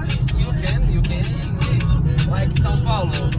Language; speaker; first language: English; non-native, learner; Portuguese